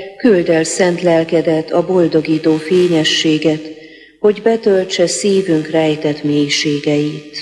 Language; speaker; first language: Hungarian; native; Hungarian